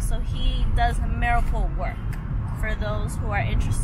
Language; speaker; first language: English; early bilingual, other home language; Spanish